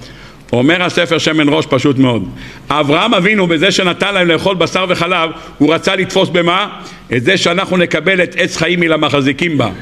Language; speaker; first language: Hebrew; native; Hebrew